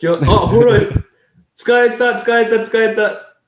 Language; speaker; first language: Japanese; non-native, learner; English